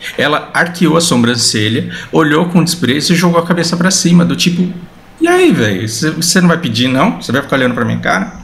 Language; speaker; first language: Portuguese; early bilingual, heritage; Portuguese